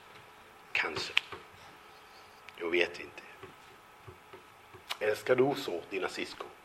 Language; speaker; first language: Swedish; non-native, fluent; Spanish